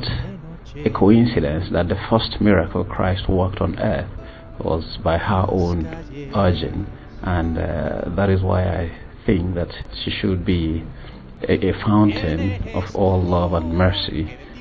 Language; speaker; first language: English; non-native, local second language; Igbo